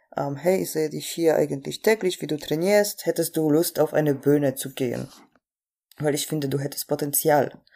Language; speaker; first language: German; non-native, fluent; Polish